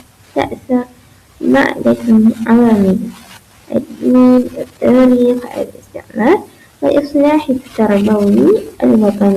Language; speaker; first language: Arabic; non-native, learner; Malay